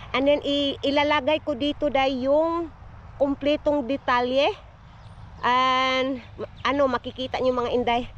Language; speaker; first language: Filipino; non-native, local second language; Cebuano